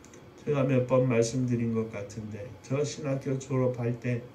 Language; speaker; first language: Korean; native; Korean